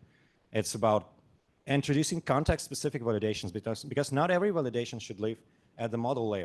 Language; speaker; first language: English; non-native, fluent; Russian